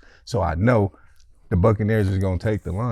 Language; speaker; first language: English; native; English